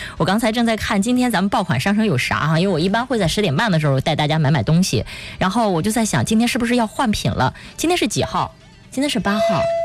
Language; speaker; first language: Chinese; native; Chinese